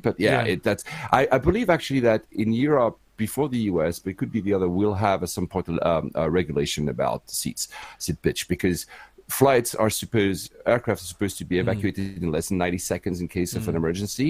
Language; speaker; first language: English; non-native, fluent; French